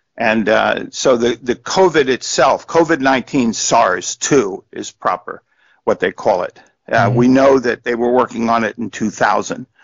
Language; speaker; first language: English; native; English